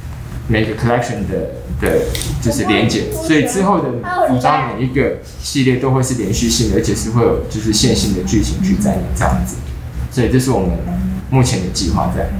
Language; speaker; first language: Chinese; native; Chinese